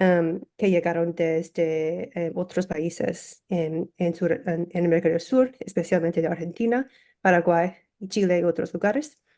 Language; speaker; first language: Spanish; early bilingual, heritage; English